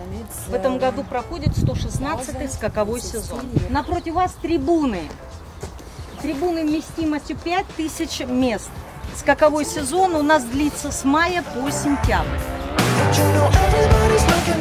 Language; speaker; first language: Russian; native; Russian